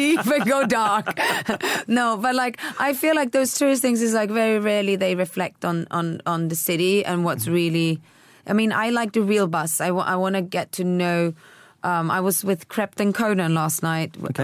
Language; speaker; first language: English; early bilingual, other home language; Swedish